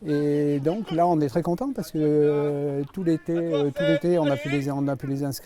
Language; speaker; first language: French; native; French